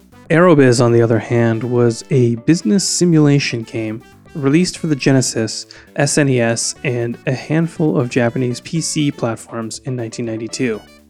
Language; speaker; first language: English; native; English